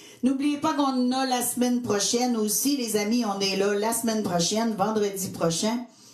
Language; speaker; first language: French; native; French